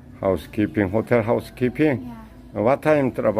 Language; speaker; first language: English; non-native, learner; Korean